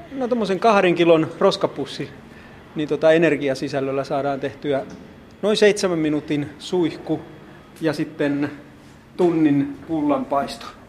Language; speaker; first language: Finnish; native; Finnish